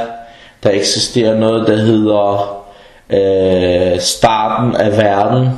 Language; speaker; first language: Danish; early bilingual, other home language; Arabic